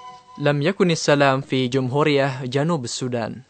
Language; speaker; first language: Arabic; non-native, fluent; Indonesian